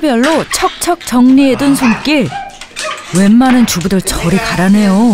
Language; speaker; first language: Korean; native; Korean